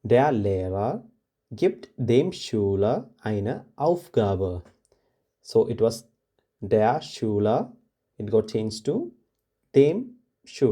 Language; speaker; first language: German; non-native, fluent; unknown